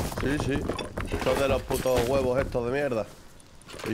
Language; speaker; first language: Spanish; native; Spanish